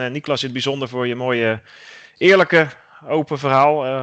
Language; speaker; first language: Dutch; native; Dutch